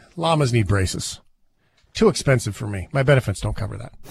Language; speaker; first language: English; native; English